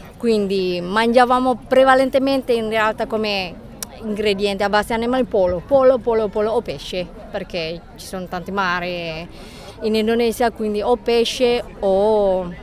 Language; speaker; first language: Italian; non-native, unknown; Javanese